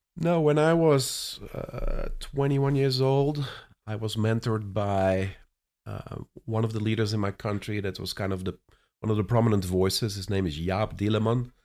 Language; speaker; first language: English; non-native, fluent; Dutch